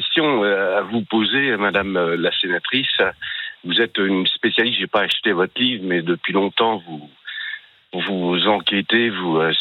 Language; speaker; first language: French; native; French